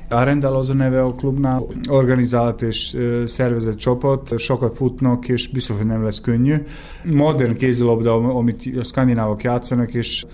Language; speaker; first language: Hungarian; non-native, fluent; Serbian